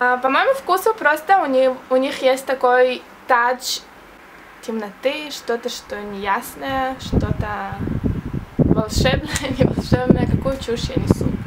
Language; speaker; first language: Russian; early bilingual, heritage; Russian